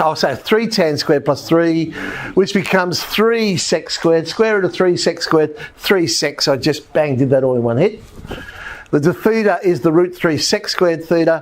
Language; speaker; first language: English; native; English